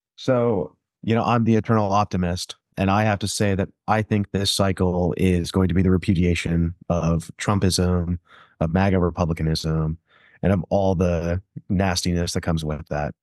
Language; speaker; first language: English; native; English